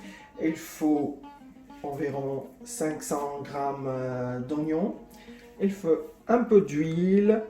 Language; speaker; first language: French; non-native, fluent; Arabic